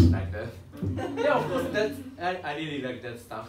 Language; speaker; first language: English; non-native, learner; Japanese